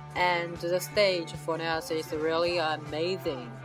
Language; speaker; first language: English; non-native, fluent; Chinese